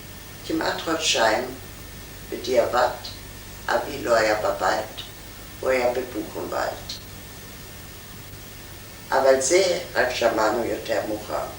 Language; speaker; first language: Hebrew; non-native, fluent; German